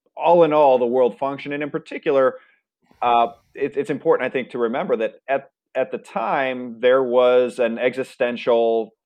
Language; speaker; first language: English; native; English